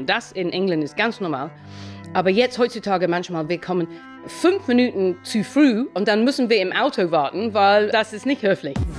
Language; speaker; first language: German; non-native, fluent; English